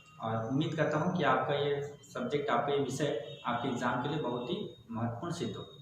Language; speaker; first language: Hindi; native; Hindi